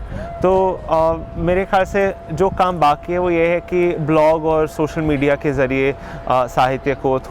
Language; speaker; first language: Hindi; native; Hindi